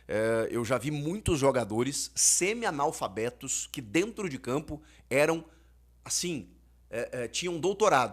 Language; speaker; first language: Portuguese; native; Portuguese